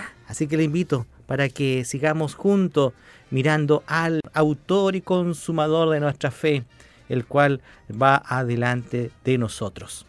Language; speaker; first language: Spanish; native; Spanish